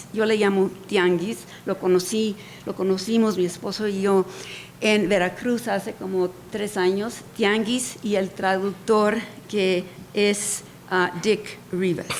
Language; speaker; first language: Spanish; early bilingual, heritage; Spanish